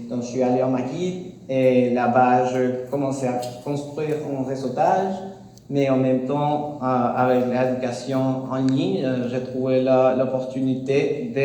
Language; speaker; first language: French; non-native, learner; Spanish